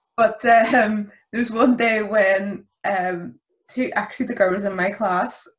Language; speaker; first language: English; native; English